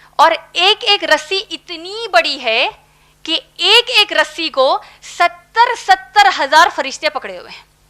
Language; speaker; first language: Urdu; native; Urdu